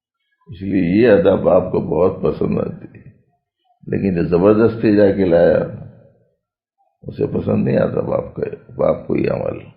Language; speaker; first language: Urdu; native; Urdu